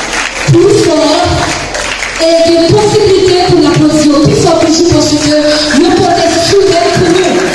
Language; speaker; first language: French; non-native, local second language; Haitian Creole